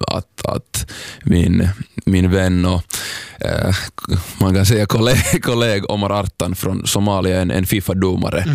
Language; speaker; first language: Swedish; non-native, local second language; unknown